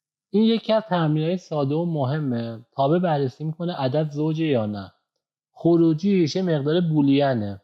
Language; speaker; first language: Persian; native; Persian